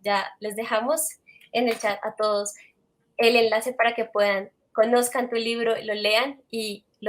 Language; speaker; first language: Spanish; native; Spanish